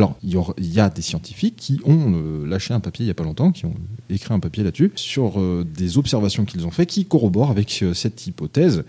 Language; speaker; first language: French; native; French